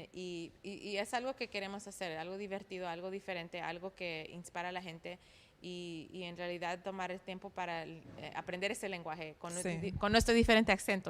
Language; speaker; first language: Spanish; early bilingual, heritage; Spanish